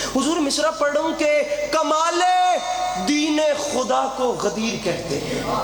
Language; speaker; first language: Urdu; non-native, local second language; Punjabi